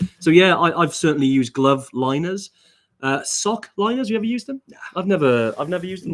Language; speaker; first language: English; native; English